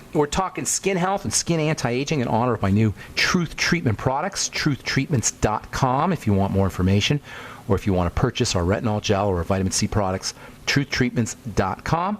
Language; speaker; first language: English; native; English